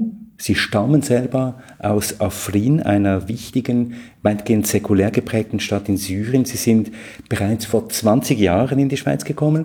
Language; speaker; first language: German; native; German